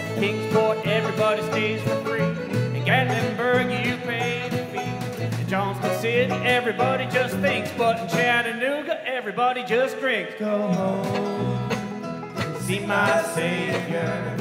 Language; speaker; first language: English; native; English